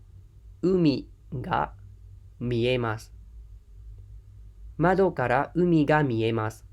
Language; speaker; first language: Japanese; non-native, fluent; Khmer